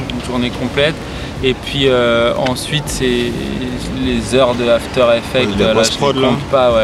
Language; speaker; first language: French; native; French